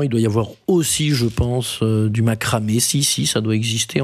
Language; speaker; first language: French; native; French